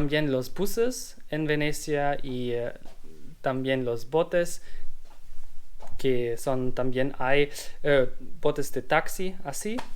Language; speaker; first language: Spanish; non-native, learner; German